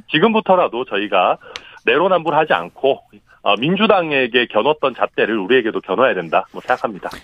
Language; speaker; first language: Korean; native; Korean